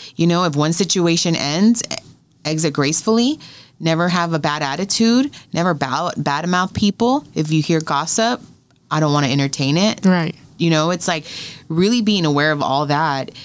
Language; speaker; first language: English; native; English